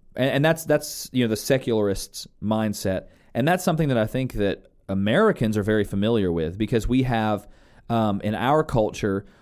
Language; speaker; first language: English; native; English